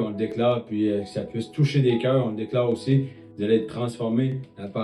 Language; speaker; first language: French; native; French